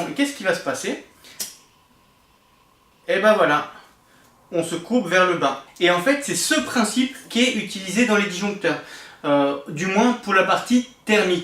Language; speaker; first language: French; native; French